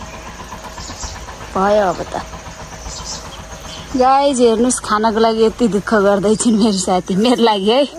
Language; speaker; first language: Nepali; native; Nepali